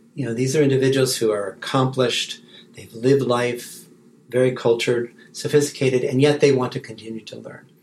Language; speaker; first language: English; native; English